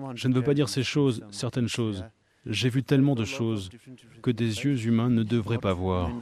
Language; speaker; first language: French; non-native, fluent; Chinese